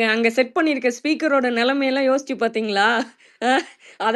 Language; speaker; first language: Tamil; native; Tamil